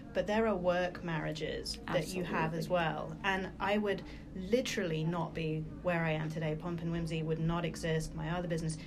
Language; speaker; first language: English; early bilingual, other home language; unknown